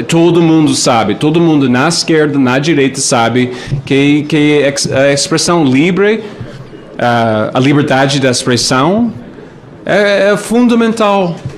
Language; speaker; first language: Portuguese; non-native, fluent; English